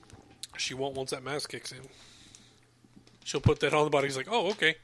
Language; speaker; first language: English; native; English